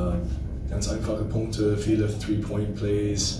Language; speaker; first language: German; non-native, fluent; English